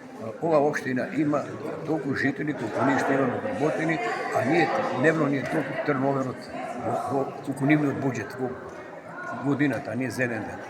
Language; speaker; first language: Macedonian; native; Macedonian